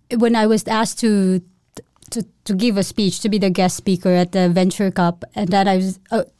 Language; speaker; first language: English; non-native, local second language; Cebuano